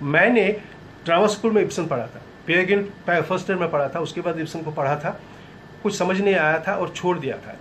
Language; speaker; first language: Hindi; native; Hindi